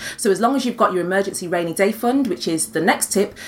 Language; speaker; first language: English; native; English